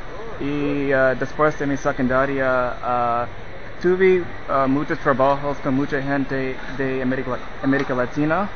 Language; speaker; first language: Spanish; non-native, learner; English